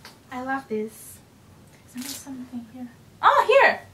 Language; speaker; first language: English; non-native, learner; Portuguese